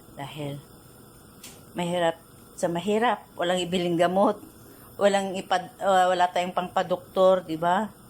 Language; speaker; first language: Filipino; non-native, local second language; Iloko